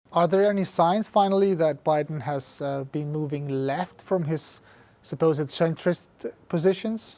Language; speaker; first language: English; non-native, fluent; Lithuanian